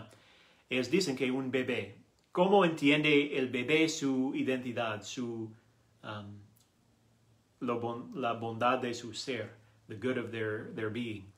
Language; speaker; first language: Spanish; non-native, learner; English